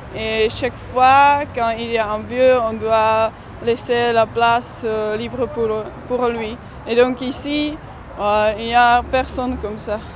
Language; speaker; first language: French; non-native, fluent; Czech